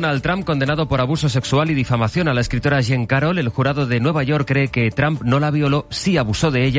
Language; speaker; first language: Spanish; native; Spanish